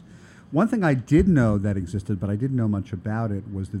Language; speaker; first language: English; native; English